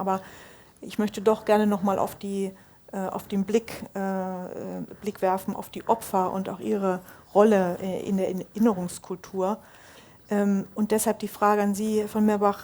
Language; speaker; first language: German; native; German